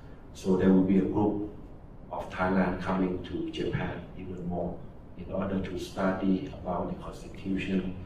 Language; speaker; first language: English; non-native, fluent; Thai